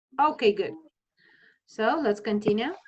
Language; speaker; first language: English; non-native, fluent; Russian